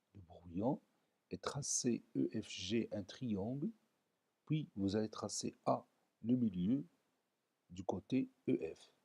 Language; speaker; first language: French; non-native, local second language; Arabic